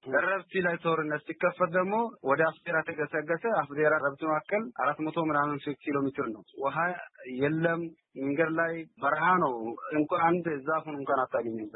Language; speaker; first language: Amharic; non-native, local second language; Afar